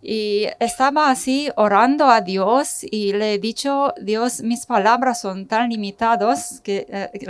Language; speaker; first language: Spanish; non-native, fluent; Romanian